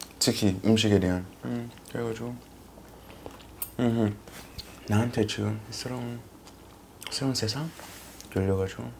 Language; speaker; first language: Korean; non-native, fluent; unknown